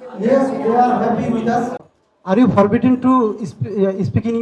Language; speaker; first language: English; non-native, learner; Bangla